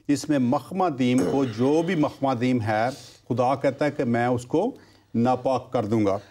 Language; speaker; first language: Urdu; non-native, local second language; Punjabi